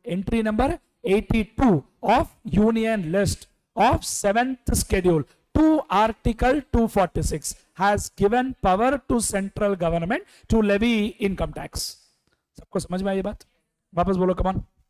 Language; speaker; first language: English; non-native, local second language; Telugu